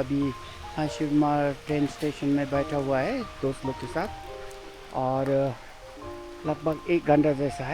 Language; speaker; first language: Hindi; non-native, fluent; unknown